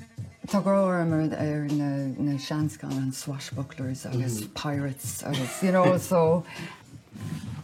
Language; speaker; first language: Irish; non-native, local second language; English